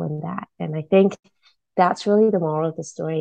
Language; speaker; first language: English; non-native, local second language; Chinese